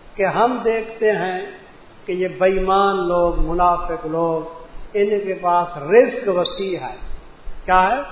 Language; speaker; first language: Urdu; non-native, local second language; Punjabi